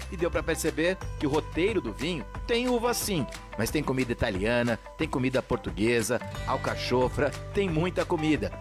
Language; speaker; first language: Portuguese; native; Portuguese